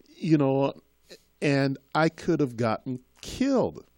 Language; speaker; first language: English; native; English